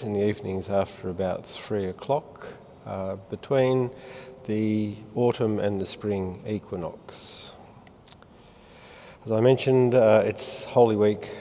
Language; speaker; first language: English; native; English